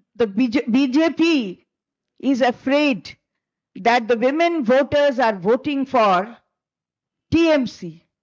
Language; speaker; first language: English; non-native, local second language; Bangla